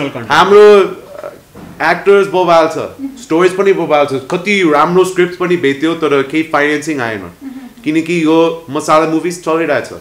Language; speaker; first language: Nepali; non-native, learner; English